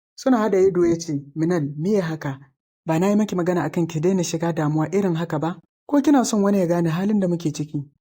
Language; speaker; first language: Hausa; native; Hausa